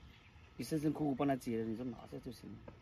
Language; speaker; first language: Chinese; non-native, local second language; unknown